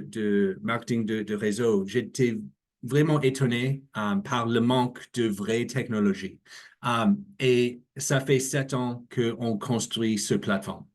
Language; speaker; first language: French; non-native, learner; English